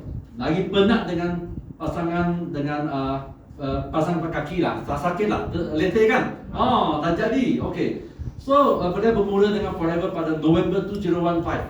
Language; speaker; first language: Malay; non-native, local second language; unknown